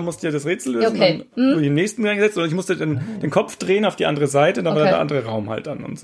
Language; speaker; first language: German; native; German